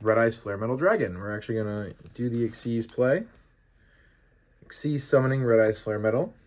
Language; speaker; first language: English; native; English